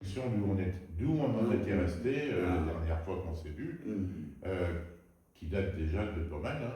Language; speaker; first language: French; native; French